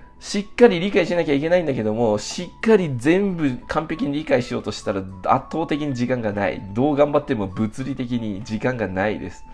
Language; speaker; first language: Japanese; native; Japanese